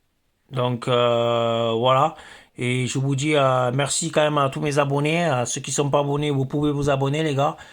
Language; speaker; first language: French; native; French